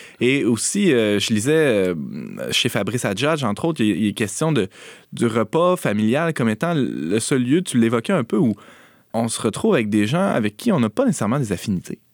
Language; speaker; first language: French; native; French